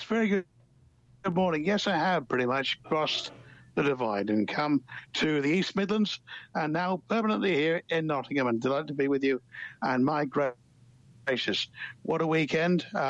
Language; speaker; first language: English; native; English